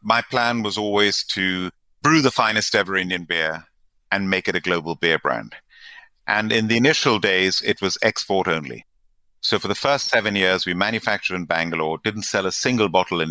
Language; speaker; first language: English; non-native, local second language; Gujarati